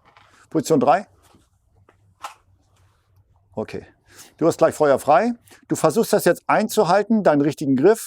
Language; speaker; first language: German; native; German